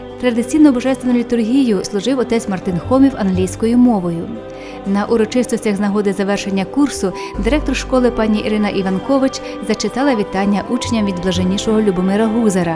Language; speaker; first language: Ukrainian; native; Ukrainian